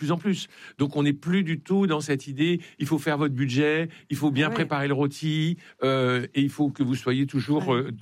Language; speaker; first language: French; native; French